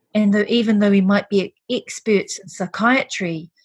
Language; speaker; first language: English; native; English